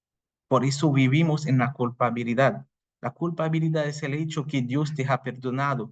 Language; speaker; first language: Spanish; non-native, fluent; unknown